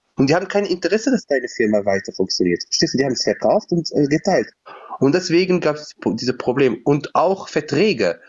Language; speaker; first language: German; non-native, fluent; Berber languages